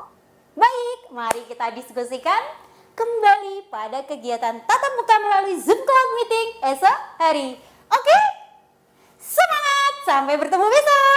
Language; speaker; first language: Indonesian; native; Indonesian